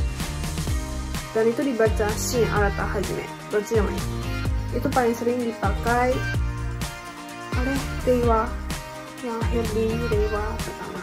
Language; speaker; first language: Indonesian; non-native, fluent; Japanese